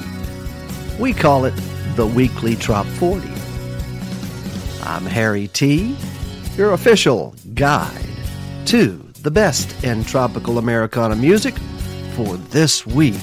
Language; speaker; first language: English; native; English